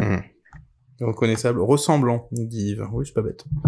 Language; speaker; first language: French; native; French